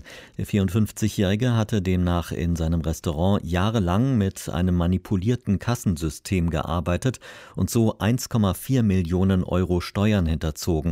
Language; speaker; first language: German; native; German